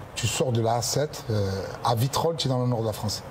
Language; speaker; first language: French; native; French